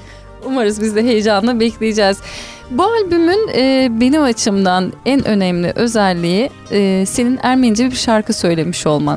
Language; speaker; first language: Turkish; native; Turkish